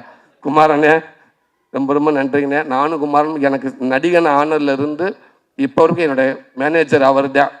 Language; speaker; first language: Tamil; native; Tamil